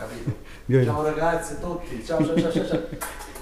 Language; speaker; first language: Italian; non-native, learner; Filipino